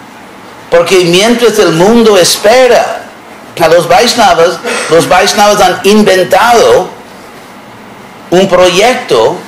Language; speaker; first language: Spanish; non-native, fluent; English